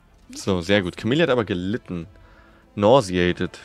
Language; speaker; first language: German; native; German